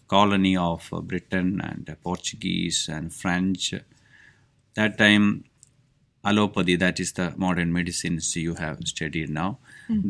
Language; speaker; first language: English; non-native, local second language; Malayalam